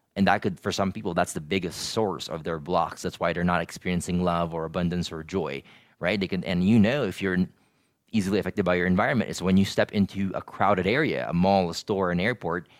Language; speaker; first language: English; non-native, local second language; Filipino